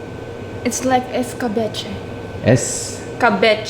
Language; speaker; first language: English; non-native, local second language; Filipino